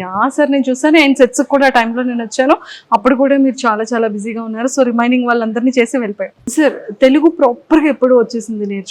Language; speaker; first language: Telugu; native; Telugu